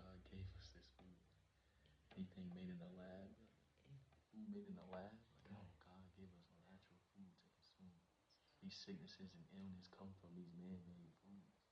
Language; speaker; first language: English; native; English